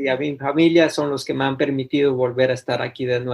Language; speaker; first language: Spanish; native; Spanish